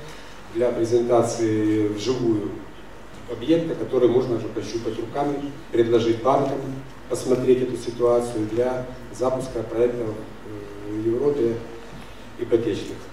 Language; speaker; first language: Russian; native; Russian